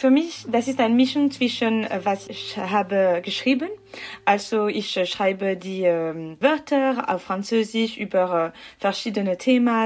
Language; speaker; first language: German; non-native, learner; French